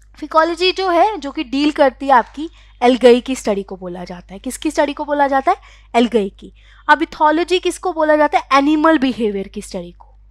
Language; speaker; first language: Hindi; native; Hindi